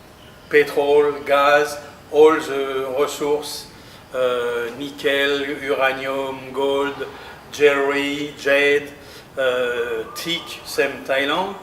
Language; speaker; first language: English; non-native, learner; French